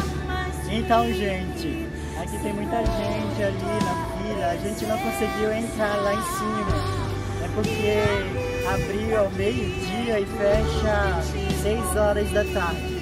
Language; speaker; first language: Portuguese; non-native, local second language; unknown